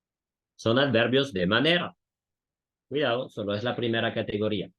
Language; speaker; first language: Spanish; non-native, fluent; French